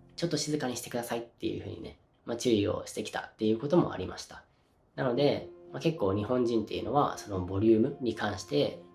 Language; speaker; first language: Japanese; native; Japanese